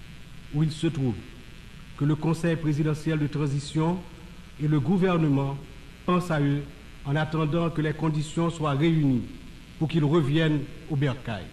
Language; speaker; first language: French; non-native, local second language; Haitian Creole